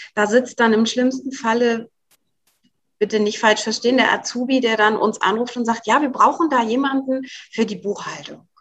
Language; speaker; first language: German; native; German